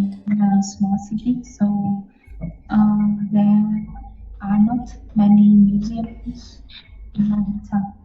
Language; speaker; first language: English; non-native, learner; Vietnamese